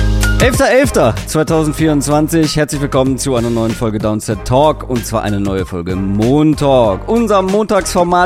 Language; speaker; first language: German; native; German